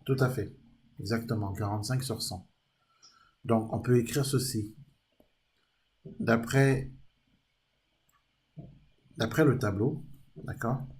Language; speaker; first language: French; native; French